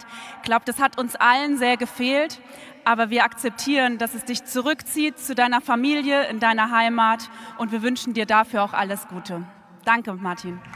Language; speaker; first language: German; native; German